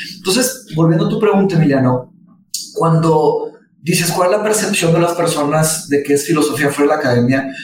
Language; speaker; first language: Spanish; early bilingual, other home language; Portuguese